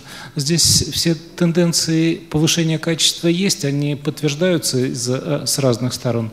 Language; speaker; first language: Russian; native; Russian